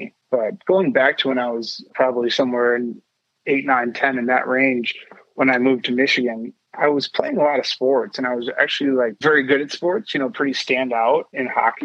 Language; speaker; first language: English; native; English